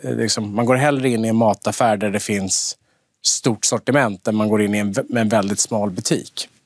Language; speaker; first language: Swedish; native; Swedish